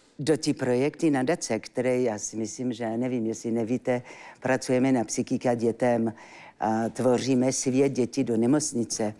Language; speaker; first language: Czech; non-native, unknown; French